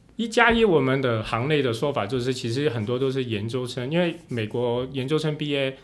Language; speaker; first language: Chinese; non-native, local second language; Cantonese